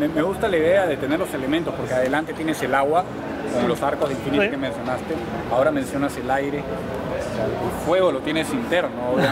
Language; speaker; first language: Spanish; native; Spanish